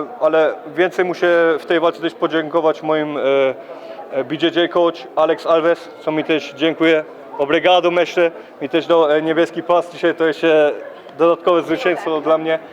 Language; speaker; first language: Polish; early bilingual, heritage; Polish